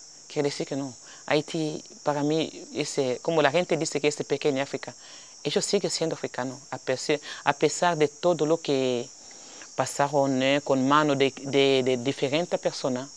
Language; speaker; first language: Spanish; non-native, fluent; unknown